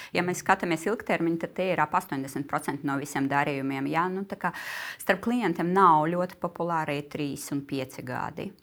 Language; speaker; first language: Latvian; non-native, local second language; Russian